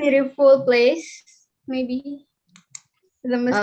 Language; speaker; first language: English; non-native, learner; Indonesian